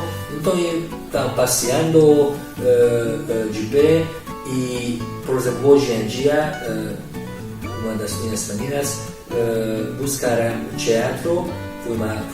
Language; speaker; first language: Portuguese; non-native, fluent; Hungarian